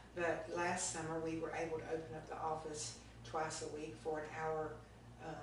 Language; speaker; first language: English; native; English